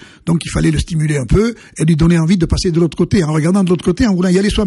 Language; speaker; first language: French; native; French